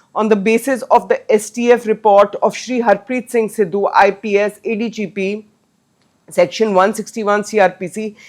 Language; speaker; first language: English; non-native, local second language; Punjabi